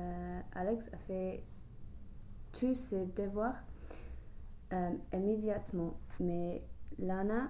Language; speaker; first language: French; non-native, learner; English